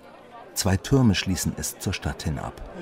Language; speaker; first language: German; native; German